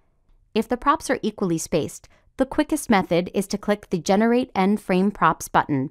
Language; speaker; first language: English; native; English